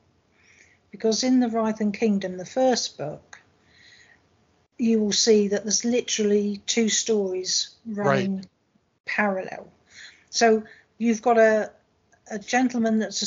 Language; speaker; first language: English; native; English